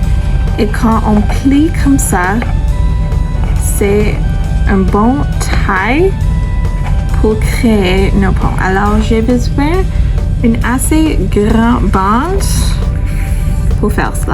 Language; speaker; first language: French; non-native, fluent; English